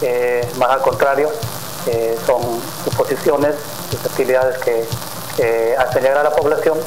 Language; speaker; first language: Spanish; native; Spanish